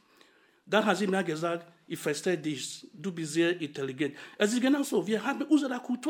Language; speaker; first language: German; non-native, fluent; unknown